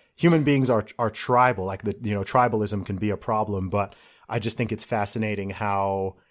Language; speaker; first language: English; native; English